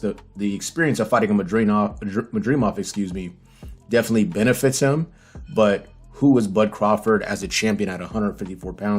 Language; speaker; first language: English; native; English